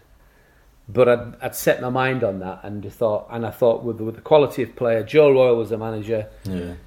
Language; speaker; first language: English; native; English